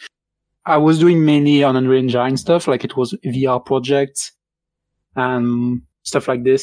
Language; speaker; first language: English; non-native, fluent; French